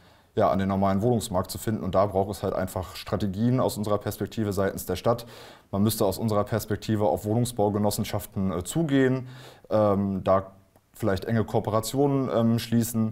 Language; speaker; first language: German; native; German